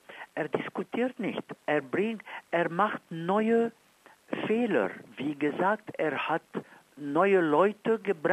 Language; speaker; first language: German; non-native, fluent; Arabic